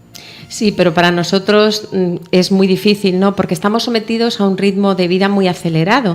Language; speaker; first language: Spanish; native; Spanish